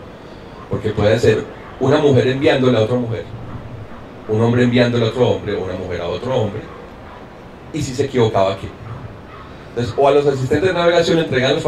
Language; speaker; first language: Spanish; native; Spanish